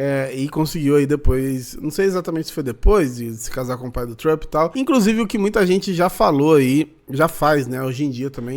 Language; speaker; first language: Portuguese; native; Portuguese